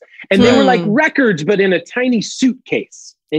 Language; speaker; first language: English; native; English